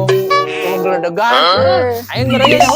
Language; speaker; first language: Indonesian; non-native, local second language; Sundanese